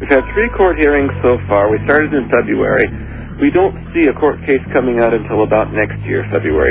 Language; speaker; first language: English; native; English